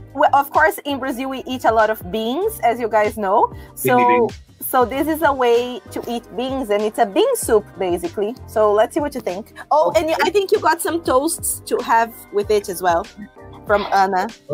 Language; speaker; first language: English; non-native, fluent; Portuguese